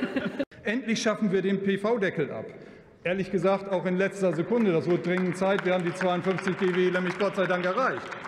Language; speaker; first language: German; non-native, local second language; Low German